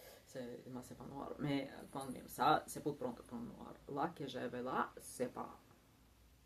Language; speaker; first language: French; non-native, learner; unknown